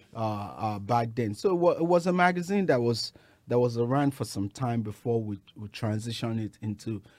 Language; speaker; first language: English; non-native, local second language; Yoruba